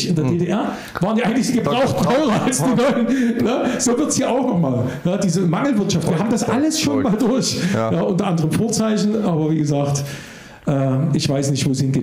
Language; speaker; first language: German; native; German